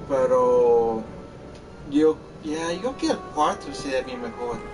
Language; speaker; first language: Spanish; early bilingual, heritage; Spanish